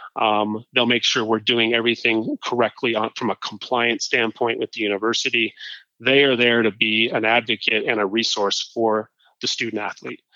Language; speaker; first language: English; native; English